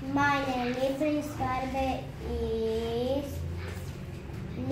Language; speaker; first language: German; non-native, learner; Hungarian